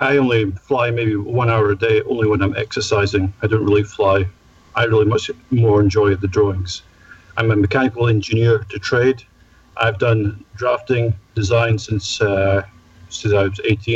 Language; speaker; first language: English; native; English